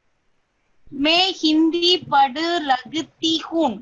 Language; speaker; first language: Hindi; non-native, learner; Tamil